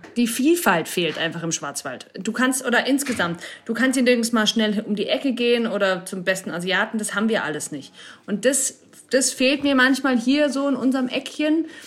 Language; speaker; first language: German; native; German